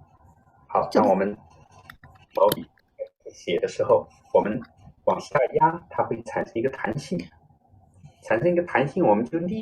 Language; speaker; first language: Chinese; native; Chinese